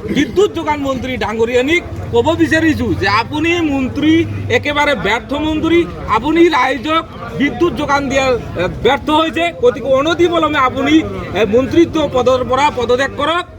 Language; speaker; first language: Assamese; non-native, local second language; Bangla